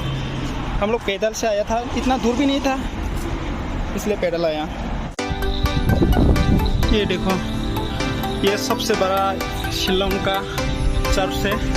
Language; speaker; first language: Hindi; non-native, local second language; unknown